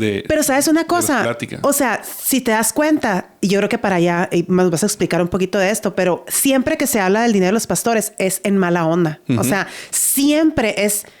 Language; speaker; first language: Spanish; native; Spanish